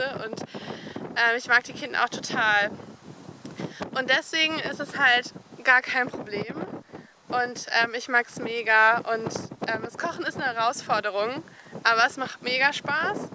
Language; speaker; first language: German; native; German